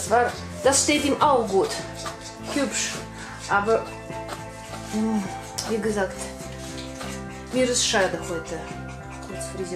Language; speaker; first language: German; non-native, learner; Russian